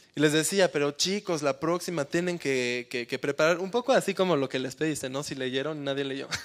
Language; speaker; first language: Spanish; early bilingual, heritage; Spanish